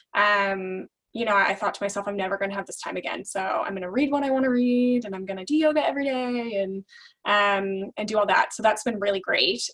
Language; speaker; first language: English; native; English